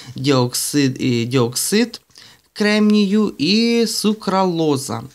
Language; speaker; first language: Ukrainian; non-native, local second language; Russian